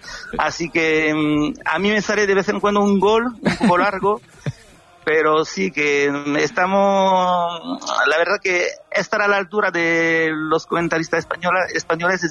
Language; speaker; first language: Spanish; non-native, fluent; French